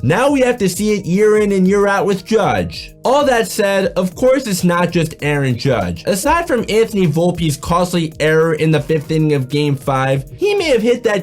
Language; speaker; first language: English; native; English